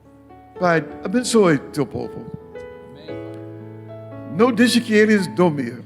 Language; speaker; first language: Portuguese; non-native, learner; English